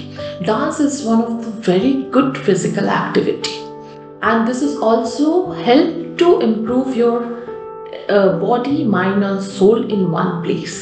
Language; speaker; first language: English; non-native, local second language; Hindi